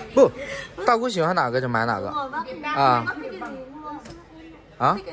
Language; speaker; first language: Chinese; native; Chinese